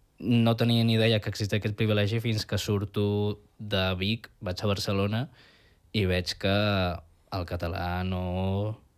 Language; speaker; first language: Catalan; early bilingual, other home language; Spanish